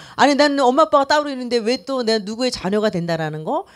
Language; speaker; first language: Korean; native; Korean